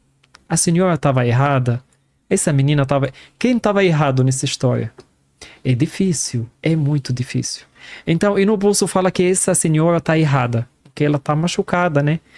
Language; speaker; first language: Portuguese; non-native, fluent; Arabic